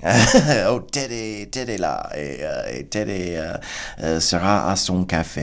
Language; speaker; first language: French; non-native, fluent; English